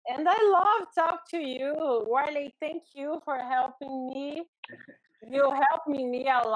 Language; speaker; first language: English; non-native, learner; Portuguese